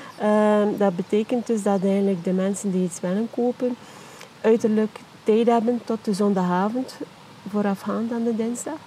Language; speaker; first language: Dutch; native; Dutch